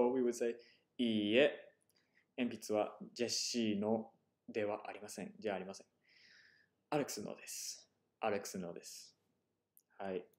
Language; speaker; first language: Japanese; non-native, fluent; English